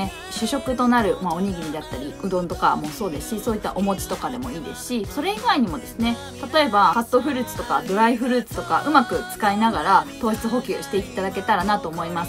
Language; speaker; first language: Japanese; native; Japanese